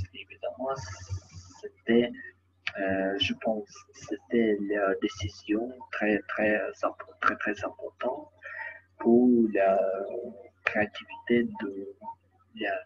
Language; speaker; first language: French; non-native, learner; Ukrainian